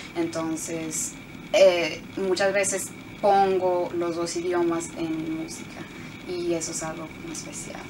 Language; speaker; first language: Spanish; early bilingual, heritage; Spanish